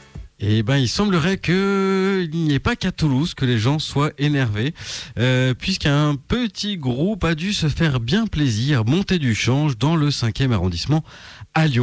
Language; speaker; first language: French; native; French